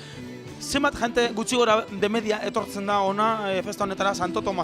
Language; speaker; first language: Basque; native; Basque